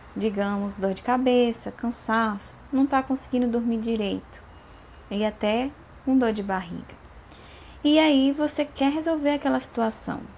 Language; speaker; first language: Portuguese; native; Portuguese